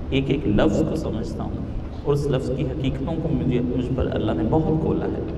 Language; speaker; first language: Urdu; non-native, local second language; Punjabi